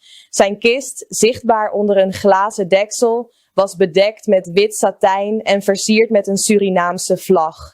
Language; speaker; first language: Dutch; native; Dutch